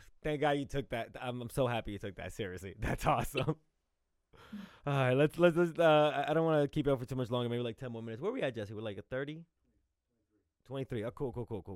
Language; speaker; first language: English; early bilingual, other home language; Spanish